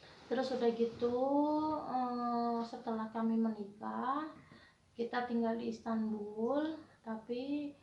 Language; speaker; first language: Indonesian; non-native, local second language; Javanese